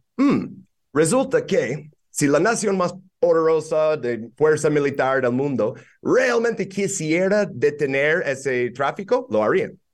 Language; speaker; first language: Spanish; non-native, fluent; English